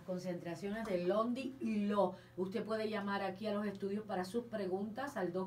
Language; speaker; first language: Spanish; native; Spanish